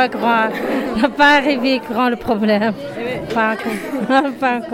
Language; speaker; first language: French; non-native, learner; Arabic